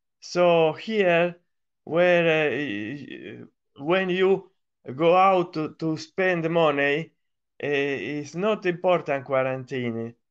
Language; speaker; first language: English; non-native, learner; Italian